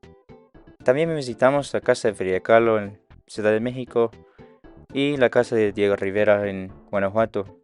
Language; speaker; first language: Spanish; non-native, learner; English